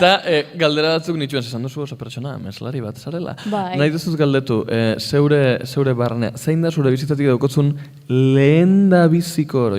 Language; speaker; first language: Basque; native; Basque